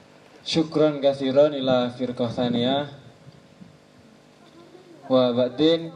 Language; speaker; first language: Arabic; non-native, learner; Indonesian